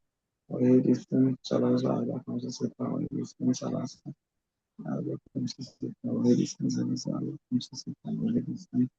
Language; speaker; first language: Arabic; non-native, learner; Bangla